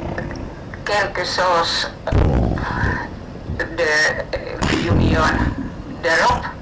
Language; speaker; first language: French; non-native, learner; Finnish